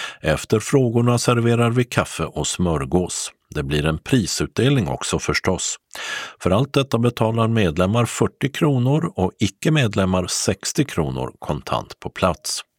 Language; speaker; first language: Swedish; native; Swedish